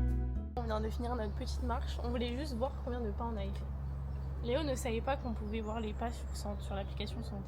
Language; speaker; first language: French; native; French